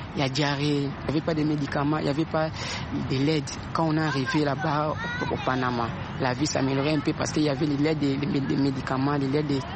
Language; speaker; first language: French; non-native, local second language; Lingala